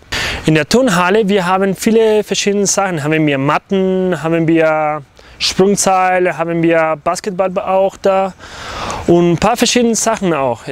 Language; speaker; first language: German; non-native, learner; Spanish